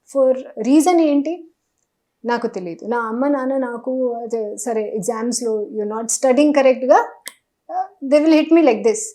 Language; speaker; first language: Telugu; non-native, learner; Hindi